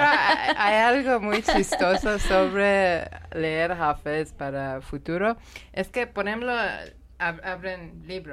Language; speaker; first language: Spanish; non-native, learner; Persian